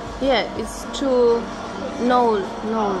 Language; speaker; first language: English; non-native, learner; Russian